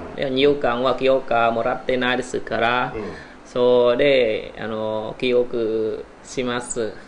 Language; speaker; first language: Japanese; non-native, learner; Vietnamese